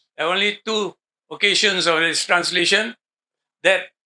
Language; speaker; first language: English; non-native, local second language; Malay